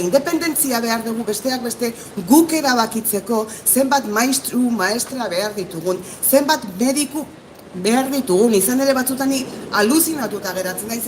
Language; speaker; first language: Basque; native; Basque